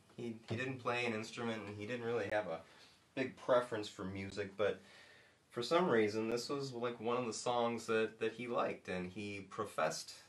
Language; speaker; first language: English; native; English